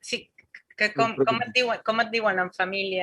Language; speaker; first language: Catalan; non-native, fluent; Italian